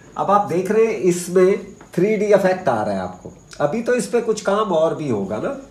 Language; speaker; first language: Urdu; native; Urdu